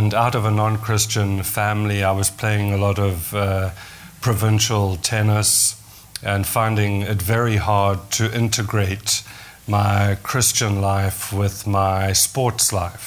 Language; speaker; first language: English; native; English